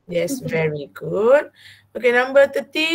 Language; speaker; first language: English; non-native, fluent; Malay